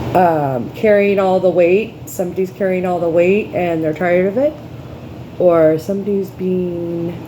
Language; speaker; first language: English; native; English